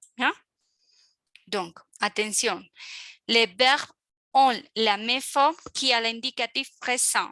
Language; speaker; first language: French; non-native, fluent; Spanish